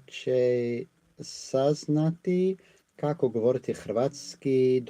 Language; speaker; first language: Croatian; non-native, learner; English